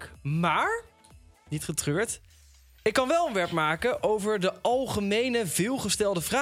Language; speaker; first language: Dutch; native; Dutch